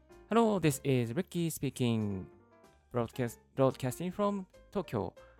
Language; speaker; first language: English; non-native, fluent; Japanese